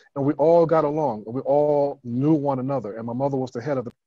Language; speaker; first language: English; native; English